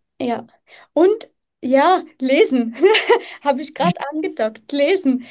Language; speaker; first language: German; early bilingual, heritage; German